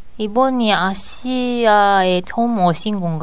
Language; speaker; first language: Korean; non-native, learner; Japanese